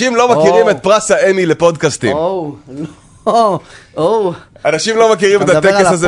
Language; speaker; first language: Hebrew; native; Hebrew